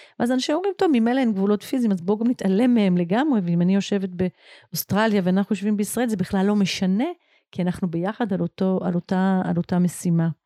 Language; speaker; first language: Hebrew; native; Hebrew